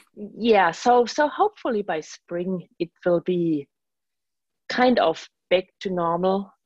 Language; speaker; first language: English; non-native, fluent; German